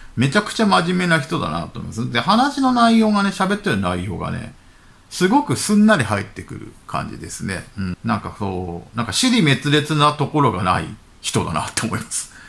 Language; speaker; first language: Japanese; native; Japanese